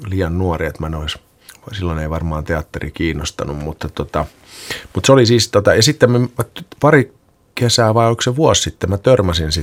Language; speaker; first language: Finnish; native; Finnish